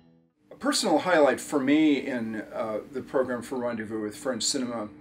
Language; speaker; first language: English; native; English